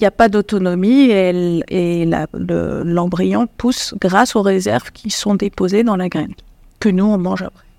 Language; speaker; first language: French; non-native, local second language; Arabic